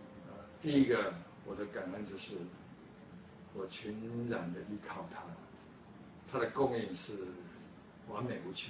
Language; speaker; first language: Chinese; native; Chinese